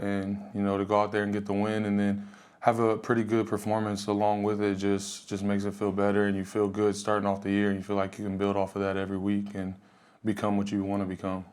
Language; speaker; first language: English; native; English